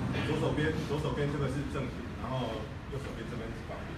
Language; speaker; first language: Chinese; native; Chinese